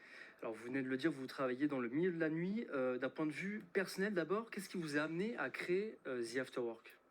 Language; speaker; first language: French; native; French